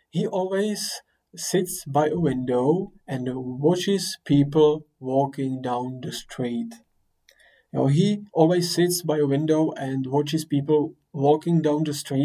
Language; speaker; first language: English; non-native, fluent; Czech